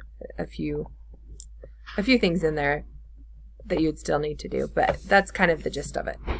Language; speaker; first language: English; native; English